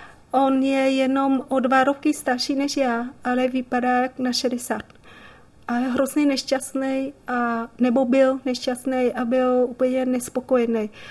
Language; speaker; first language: Czech; non-native, fluent; Vietnamese